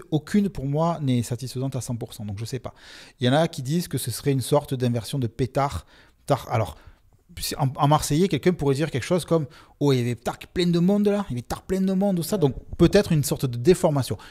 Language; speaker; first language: French; native; French